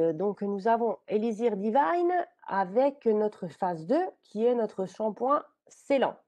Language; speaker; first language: French; native; French